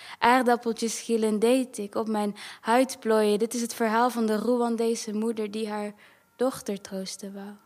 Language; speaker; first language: Dutch; early bilingual, other home language; Kinyarwanda